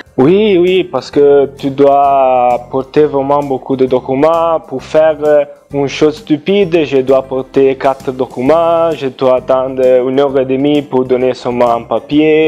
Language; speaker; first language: French; non-native, learner; Italian